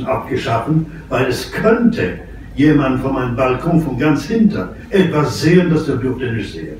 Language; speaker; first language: German; non-native, fluent; English